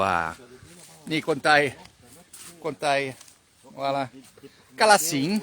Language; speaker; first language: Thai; non-native, learner; French